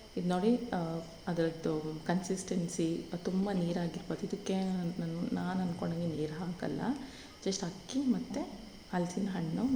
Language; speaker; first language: Kannada; non-native, local second language; Tulu